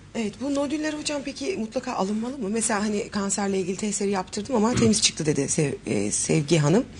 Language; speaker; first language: Turkish; native; Turkish